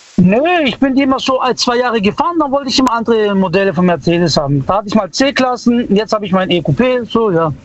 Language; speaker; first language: German; early bilingual, other home language; Italian